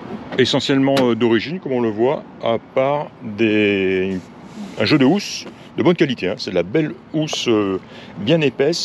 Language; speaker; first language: French; native; French